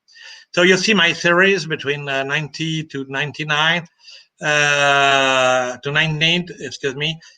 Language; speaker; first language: English; non-native, fluent; French